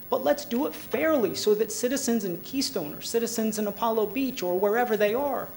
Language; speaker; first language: English; native; English